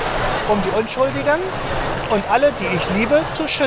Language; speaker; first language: German; native; German